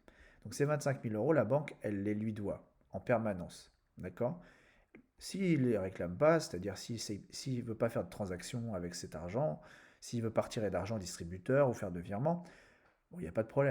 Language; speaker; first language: French; native; French